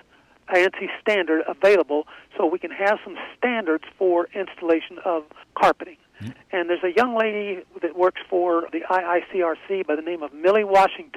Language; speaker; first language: English; native; English